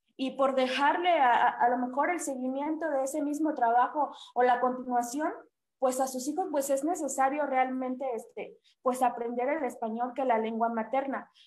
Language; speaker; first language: Spanish; non-native, local second language; Nahuatl languages